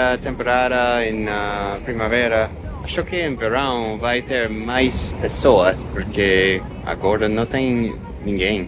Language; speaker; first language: Portuguese; non-native, fluent; English